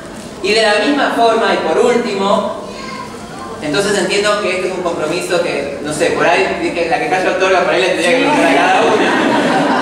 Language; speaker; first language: Spanish; native; Spanish